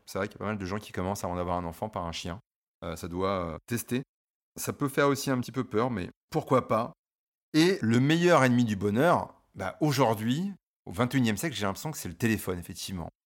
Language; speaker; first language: French; native; French